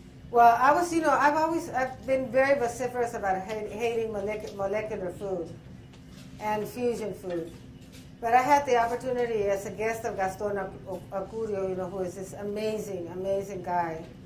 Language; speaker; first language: English; early bilingual, other home language; Spanish